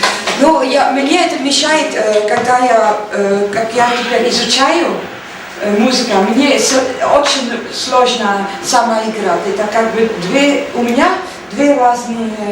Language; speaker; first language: Russian; non-native, learner; Dutch